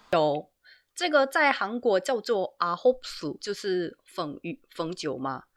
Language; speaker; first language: Chinese; non-native, fluent; Korean